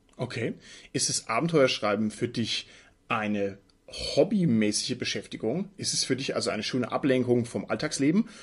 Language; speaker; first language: German; native; German